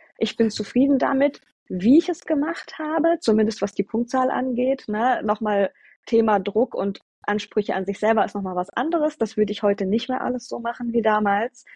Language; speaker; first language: German; early bilingual, other home language; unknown